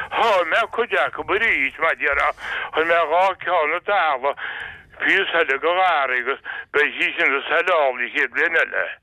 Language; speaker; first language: Irish; native; Irish